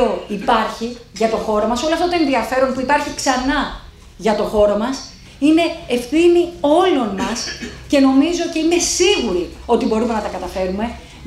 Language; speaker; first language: Greek; native; Greek